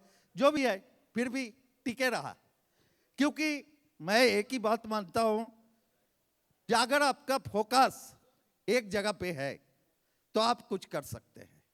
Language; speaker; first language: Hindi; native; Hindi